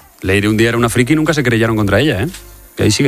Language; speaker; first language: Spanish; native; Spanish